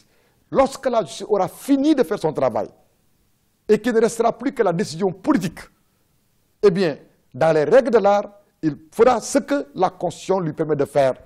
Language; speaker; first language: French; non-native, local second language; Wolof